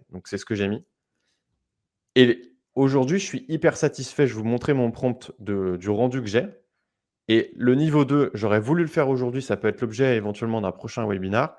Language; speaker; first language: French; native; French